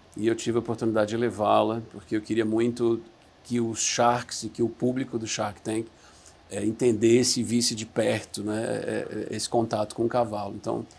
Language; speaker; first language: Portuguese; native; Portuguese